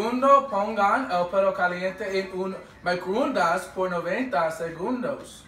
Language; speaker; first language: Spanish; non-native, learner; English